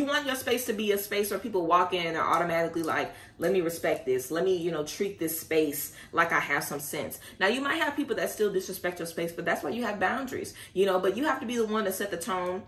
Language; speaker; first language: English; native; English